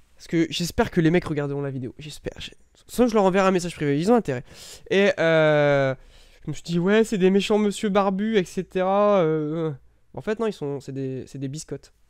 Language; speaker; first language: French; native; French